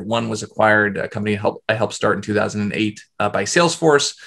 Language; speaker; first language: English; native; English